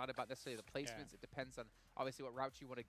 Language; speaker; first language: English; native; English